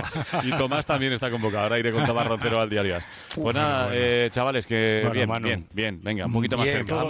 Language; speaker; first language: Spanish; native; Spanish